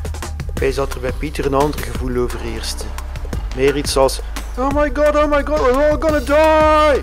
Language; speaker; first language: Dutch; native; Dutch